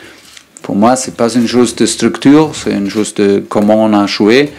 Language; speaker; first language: French; non-native, learner; German